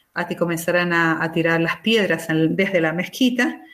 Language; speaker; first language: Spanish; native; Spanish